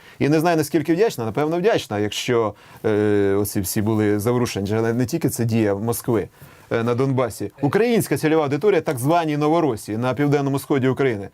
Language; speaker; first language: Ukrainian; native; Ukrainian